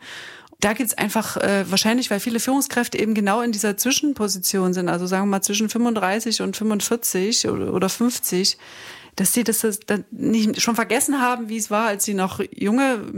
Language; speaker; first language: German; native; German